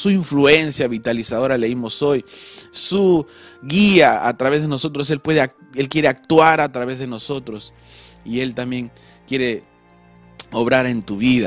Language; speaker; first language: Spanish; native; Spanish